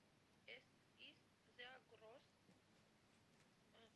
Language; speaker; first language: German; non-native, learner; Macedonian